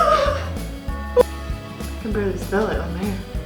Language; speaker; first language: English; native; English